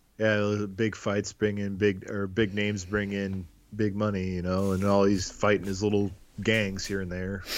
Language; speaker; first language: English; native; English